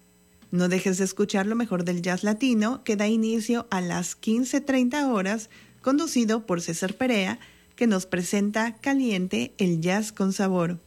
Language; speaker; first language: Spanish; native; Spanish